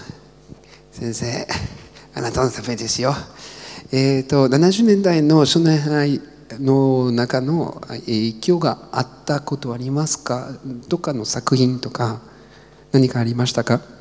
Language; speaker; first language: Japanese; non-native, learner; French